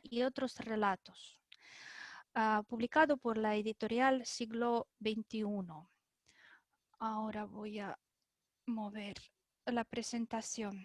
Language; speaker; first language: Spanish; non-native, fluent; Russian